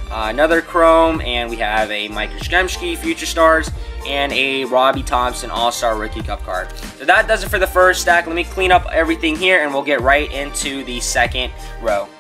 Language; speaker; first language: English; native; English